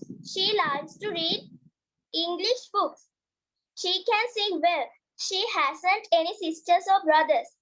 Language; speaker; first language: English; non-native, learner; Sinhala